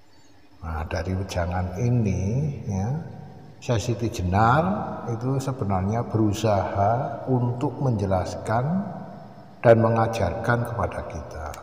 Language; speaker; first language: Indonesian; native; Indonesian